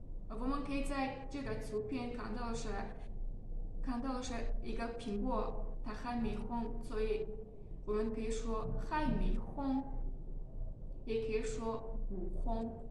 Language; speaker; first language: Chinese; non-native, learner; Tajik